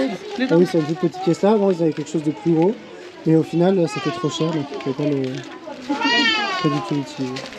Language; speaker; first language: French; native; French